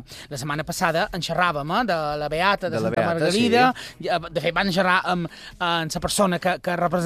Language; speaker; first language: Catalan; native; Catalan